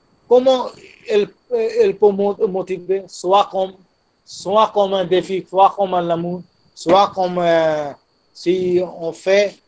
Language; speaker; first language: French; non-native, fluent; Bangla